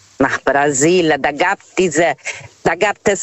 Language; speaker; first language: German; non-native, learner; Portuguese